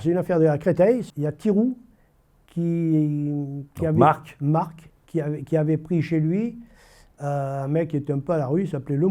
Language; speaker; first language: French; native; French